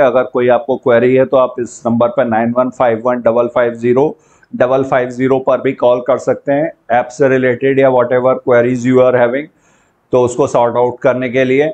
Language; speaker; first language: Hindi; native; Hindi